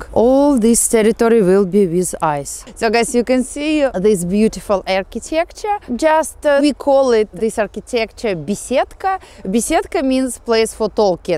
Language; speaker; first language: English; non-native, fluent; Russian